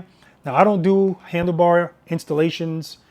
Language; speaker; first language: English; native; English